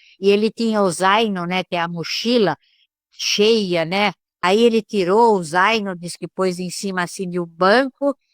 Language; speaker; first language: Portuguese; early bilingual, other home language; Italian